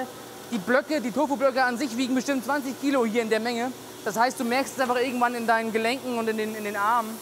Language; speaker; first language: German; native; German